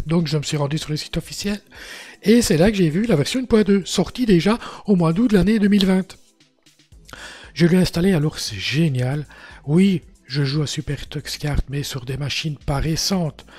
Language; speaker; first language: French; native; French